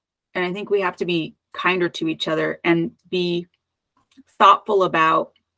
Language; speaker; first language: English; native; English